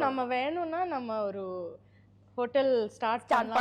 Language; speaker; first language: Tamil; non-native, fluent; Malayalam